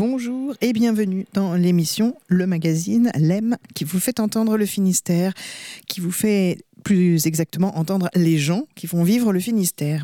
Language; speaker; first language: French; native; French